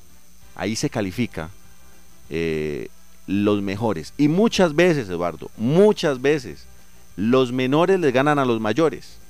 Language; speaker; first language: Spanish; native; Spanish